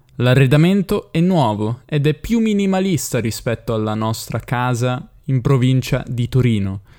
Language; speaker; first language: Italian; native; Italian